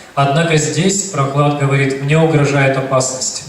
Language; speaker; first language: Russian; native; Russian